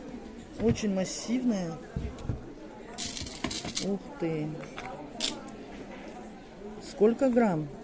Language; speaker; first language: Russian; native; Russian